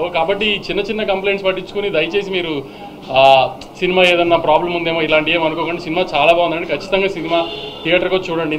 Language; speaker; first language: Telugu; native; Telugu